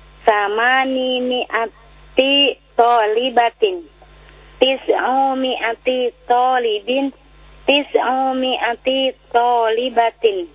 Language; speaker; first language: Arabic; non-native, learner; Indonesian